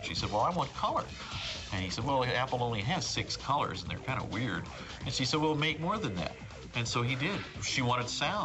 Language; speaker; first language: English; native; English